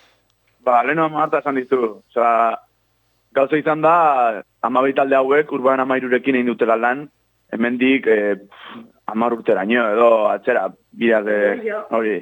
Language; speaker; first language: Basque; non-native, local second language; Spanish